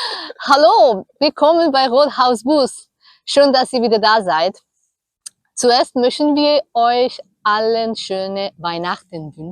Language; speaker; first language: German; non-native, fluent; Spanish